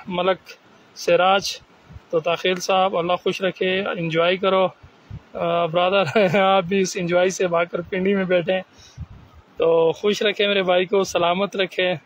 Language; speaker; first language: Urdu; non-native, local second language; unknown